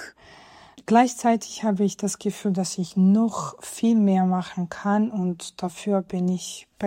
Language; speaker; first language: German; non-native, fluent; Georgian